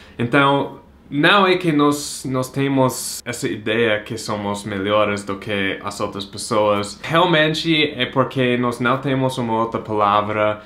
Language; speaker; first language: Portuguese; non-native, fluent; English